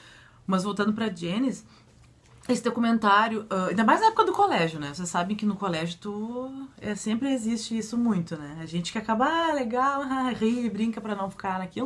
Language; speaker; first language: Portuguese; native; Portuguese